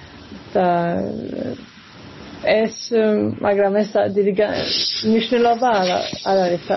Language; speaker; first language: Georgian; early bilingual, heritage; Georgian